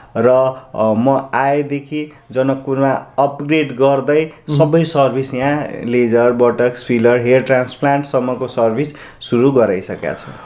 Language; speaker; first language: Nepali; non-native, local second language; Maithili